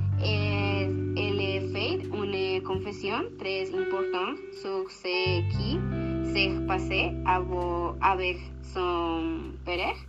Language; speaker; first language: French; non-native, learner; Spanish